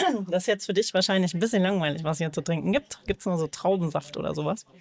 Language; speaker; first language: German; native; German